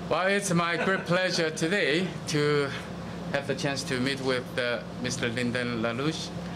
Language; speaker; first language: English; non-native, fluent; Chinese